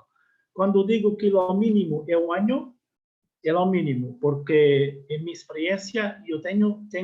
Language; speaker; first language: Spanish; non-native, learner; Portuguese